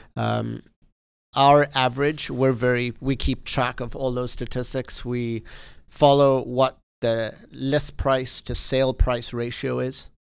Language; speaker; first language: English; native; English